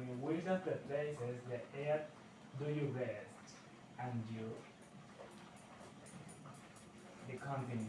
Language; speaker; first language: English; non-native, learner; Spanish